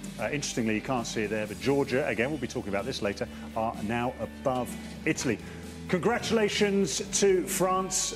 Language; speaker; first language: English; native; English